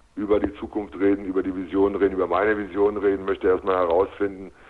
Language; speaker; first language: German; native; German